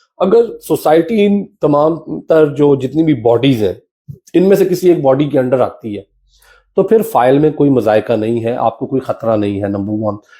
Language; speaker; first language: Urdu; non-native, local second language; Punjabi